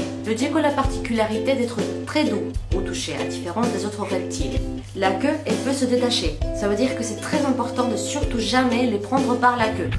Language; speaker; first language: French; non-native, fluent; Spanish